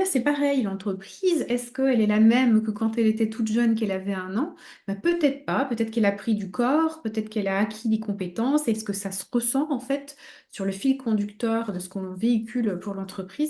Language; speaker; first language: French; native; French